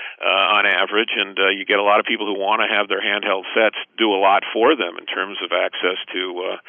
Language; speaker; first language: English; native; English